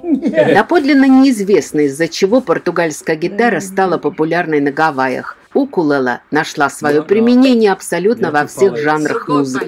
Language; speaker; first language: Russian; native; Russian